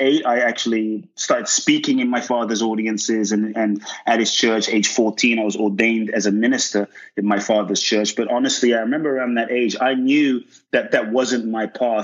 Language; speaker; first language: English; native; English